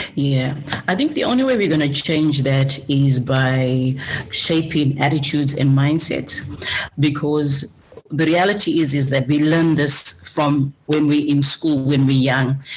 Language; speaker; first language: English; non-native, local second language; Shona